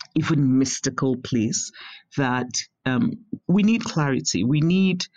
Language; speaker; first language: English; non-native, local second language; Igbo